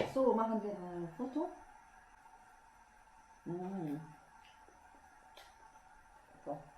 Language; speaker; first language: German; non-native, learner; Filipino